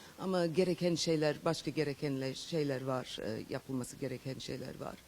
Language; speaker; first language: Turkish; non-native, fluent; English